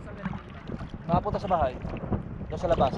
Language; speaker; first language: Filipino; native; Filipino